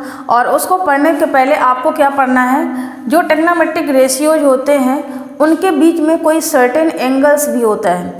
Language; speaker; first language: Hindi; native; Hindi